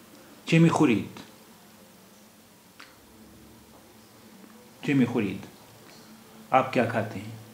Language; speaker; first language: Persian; non-native, fluent; Urdu